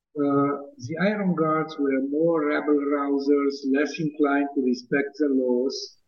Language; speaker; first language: English; non-native, fluent; Romanian